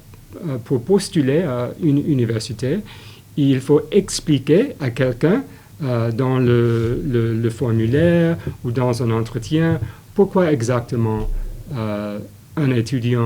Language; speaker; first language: French; non-native, fluent; English